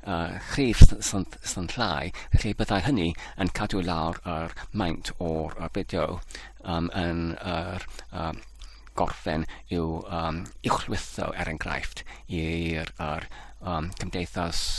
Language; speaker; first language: Welsh; non-native, learner; Polish